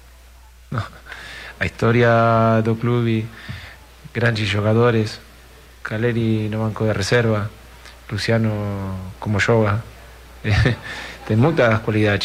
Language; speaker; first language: Portuguese; non-native, fluent; Spanish